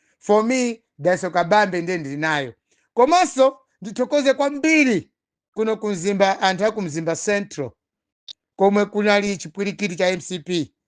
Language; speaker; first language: Nyanja; non-native, local second language; Tumbuka